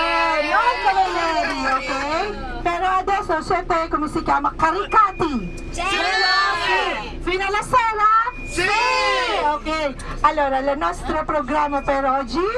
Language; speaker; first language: Italian; non-native, fluent; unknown